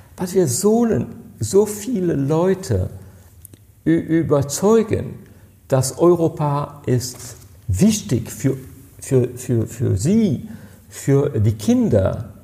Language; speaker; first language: German; non-native, fluent; French